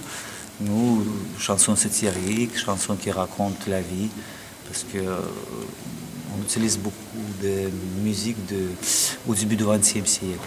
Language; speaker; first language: French; non-native, learner; Russian